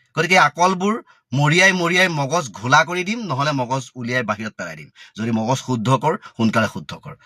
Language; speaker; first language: Assamese; native; Assamese